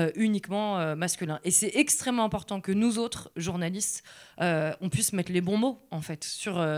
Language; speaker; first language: French; native; French